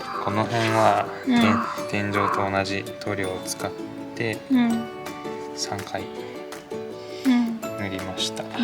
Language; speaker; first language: Japanese; native; Japanese